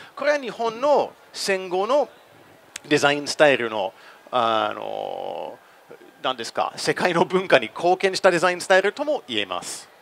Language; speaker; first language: Japanese; non-native, fluent; English